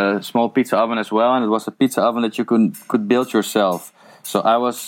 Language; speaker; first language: English; non-native, fluent; Dutch